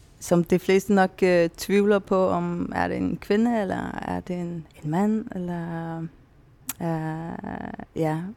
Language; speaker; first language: Danish; non-native, local second language; Faroese